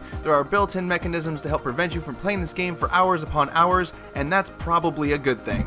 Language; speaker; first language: English; native; English